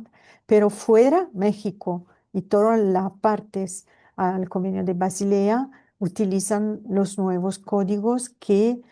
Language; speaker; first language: Spanish; non-native, fluent; Italian